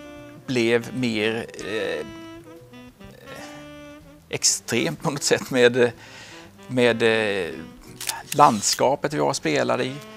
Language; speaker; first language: Swedish; native; Swedish